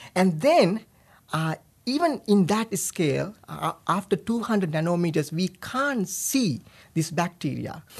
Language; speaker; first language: English; non-native, local second language; Sinhala